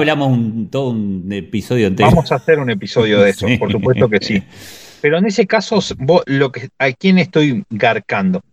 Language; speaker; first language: Spanish; native; Spanish